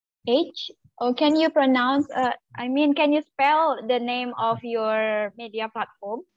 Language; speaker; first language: English; non-native, learner; Malay